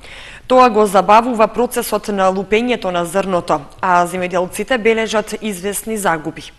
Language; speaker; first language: Macedonian; native; Macedonian